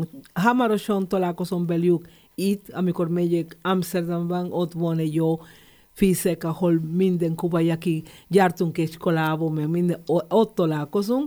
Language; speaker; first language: Hungarian; non-native, learner; Spanish